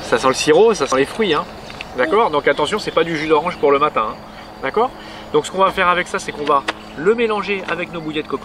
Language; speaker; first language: French; native; French